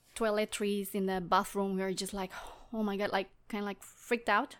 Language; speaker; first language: English; non-native, fluent; Indonesian